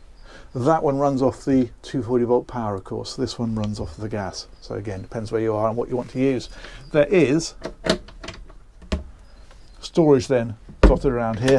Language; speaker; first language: English; native; English